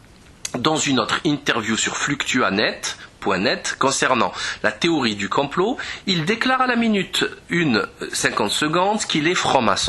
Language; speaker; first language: French; native; French